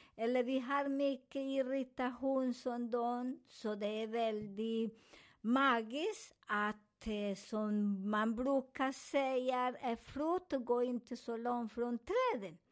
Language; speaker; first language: Swedish; non-native, learner; Spanish